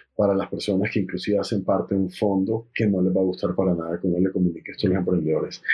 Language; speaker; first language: Spanish; native; Spanish